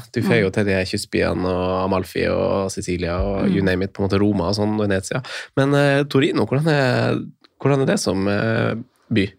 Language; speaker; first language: Norwegian; native; Norwegian